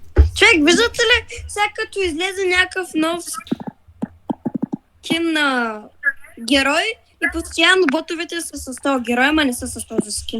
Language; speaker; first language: Bulgarian; native; Bulgarian